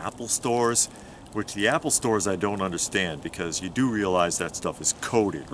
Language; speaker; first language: English; native; English